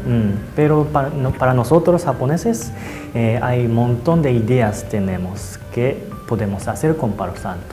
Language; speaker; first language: Spanish; non-native, learner; Japanese